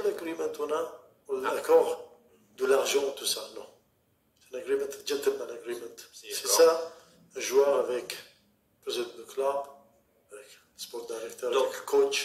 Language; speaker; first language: French; non-native, learner; Arabic